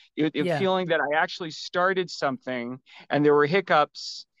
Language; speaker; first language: English; native; English